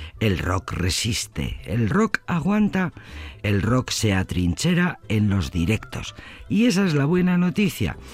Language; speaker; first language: Spanish; native; Spanish